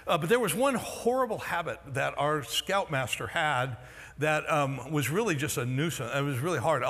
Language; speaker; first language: English; native; English